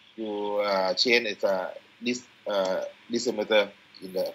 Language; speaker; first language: English; non-native, learner; Thai